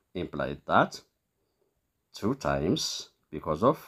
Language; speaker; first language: English; non-native, local second language; Amharic